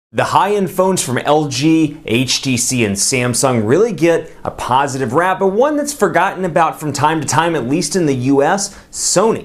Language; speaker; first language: English; native; English